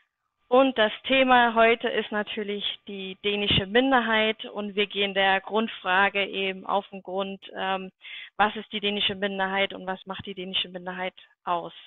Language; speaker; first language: German; native; German